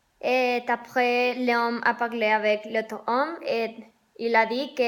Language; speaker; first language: French; non-native, learner; Spanish